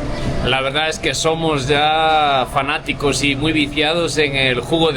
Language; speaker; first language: Spanish; native; Spanish